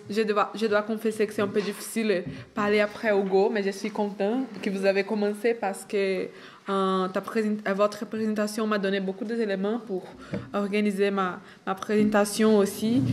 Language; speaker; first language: French; non-native, fluent; Portuguese